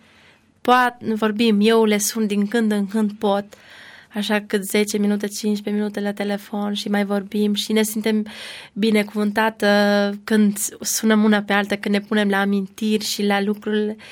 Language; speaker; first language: Romanian; non-native, learner; Albanian